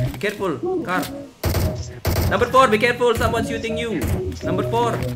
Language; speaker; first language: English; non-native, learner; Indonesian